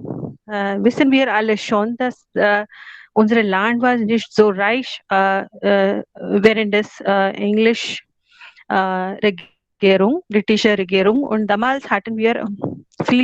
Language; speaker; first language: German; non-native, learner; Hindi